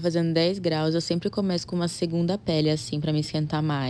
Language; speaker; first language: Portuguese; native; Portuguese